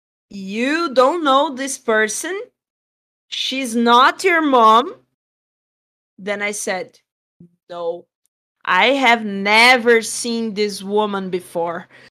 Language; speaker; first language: English; non-native, fluent; Portuguese